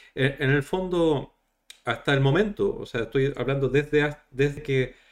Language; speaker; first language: Spanish; native; Spanish